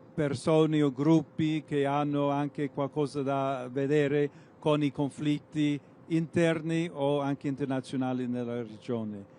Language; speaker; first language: Italian; non-native, fluent; English